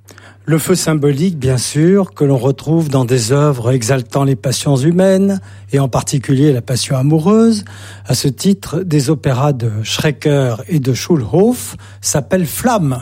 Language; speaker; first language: French; native; French